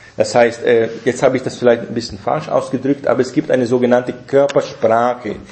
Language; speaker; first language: German; non-native, fluent; Portuguese